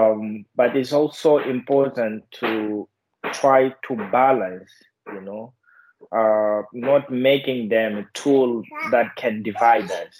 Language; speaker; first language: English; non-native, fluent; Portuguese